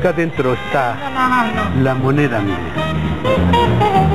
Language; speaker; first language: Spanish; native; Spanish